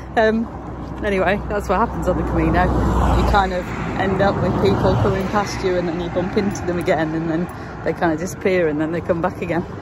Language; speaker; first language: English; native; English